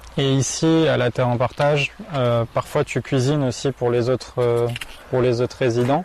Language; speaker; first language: French; native; French